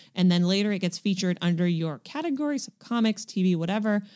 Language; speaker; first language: English; native; English